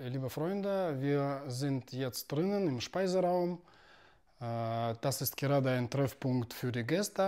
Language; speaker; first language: German; non-native, fluent; Russian